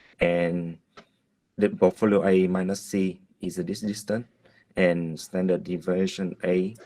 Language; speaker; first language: English; non-native, fluent; Vietnamese